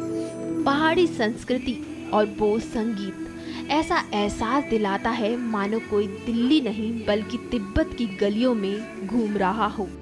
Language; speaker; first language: Hindi; native; Hindi